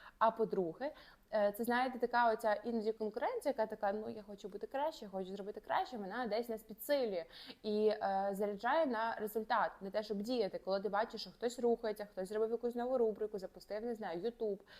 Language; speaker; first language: Ukrainian; native; Ukrainian